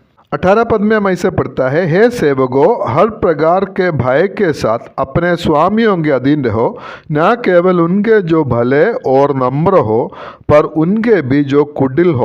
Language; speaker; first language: Hindi; non-native, local second language; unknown